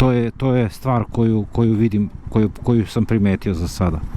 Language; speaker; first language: Serbian; native; Serbian